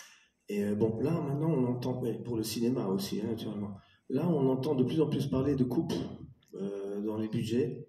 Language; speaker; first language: French; native; French